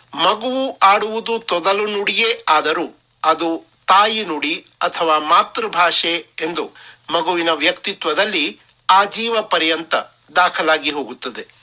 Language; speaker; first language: Kannada; non-native, local second language; Marathi